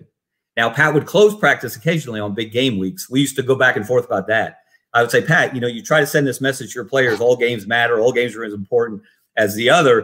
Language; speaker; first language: English; native; English